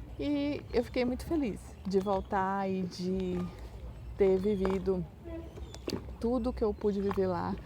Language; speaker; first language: Portuguese; native; Portuguese